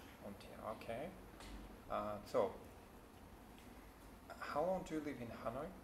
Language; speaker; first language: English; non-native, fluent; Vietnamese